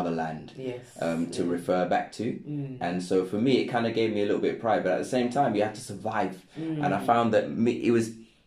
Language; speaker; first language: English; non-native, local second language; Krio